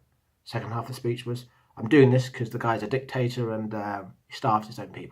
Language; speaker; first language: English; native; English